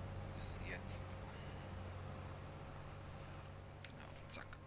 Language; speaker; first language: German; native; German